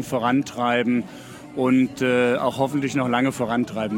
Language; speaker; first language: German; native; German